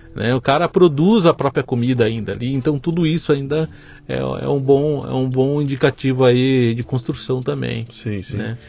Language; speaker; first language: Portuguese; native; Portuguese